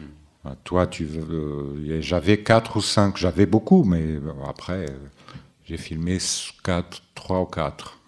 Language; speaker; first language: French; non-native, fluent; Portuguese